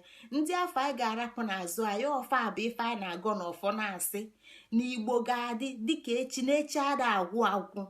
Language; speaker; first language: Igbo; native; Igbo